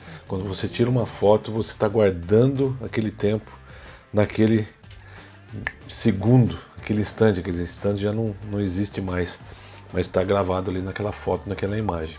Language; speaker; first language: Portuguese; native; Portuguese